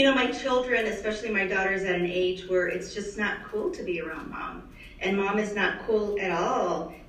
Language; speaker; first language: English; early bilingual, other home language; Spanish